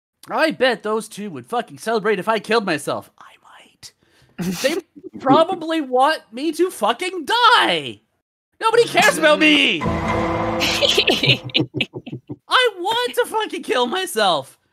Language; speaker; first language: English; native; English